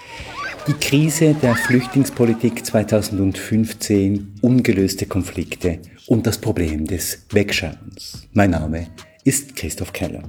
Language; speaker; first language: German; native; German